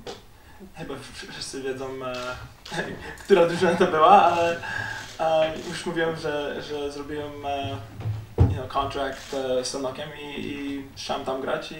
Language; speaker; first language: Polish; early bilingual, heritage; Polish